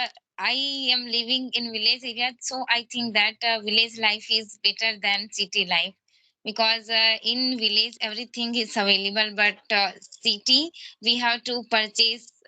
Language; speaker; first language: English; non-native, learner; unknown